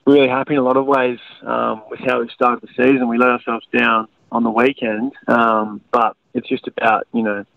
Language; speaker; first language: English; native; English